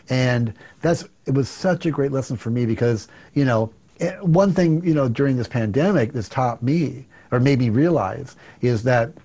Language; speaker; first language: English; native; English